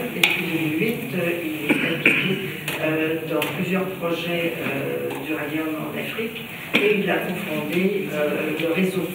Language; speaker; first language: French; native; French